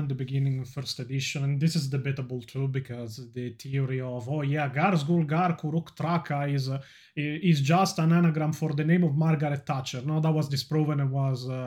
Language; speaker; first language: English; non-native, fluent; Italian